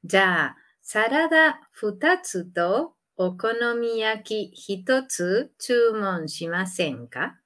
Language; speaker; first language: Japanese; non-native, learner; Spanish